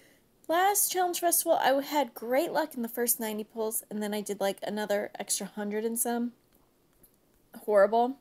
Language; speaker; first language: English; native; English